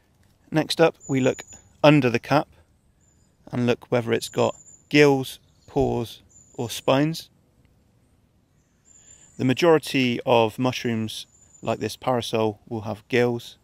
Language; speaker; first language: English; native; English